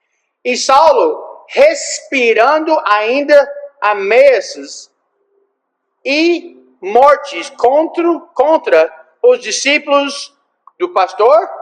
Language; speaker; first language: Portuguese; non-native, fluent; English